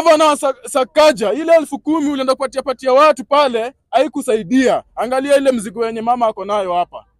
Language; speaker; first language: Swahili; native; Swahili